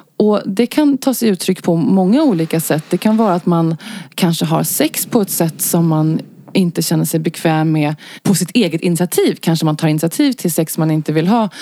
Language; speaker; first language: Swedish; native; Swedish